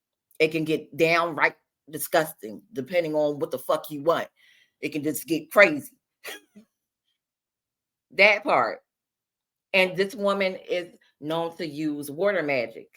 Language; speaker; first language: English; native; English